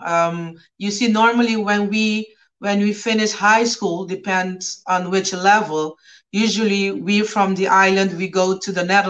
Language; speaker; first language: English; non-native, fluent; Papiamento